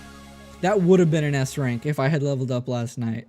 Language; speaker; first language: English; native; English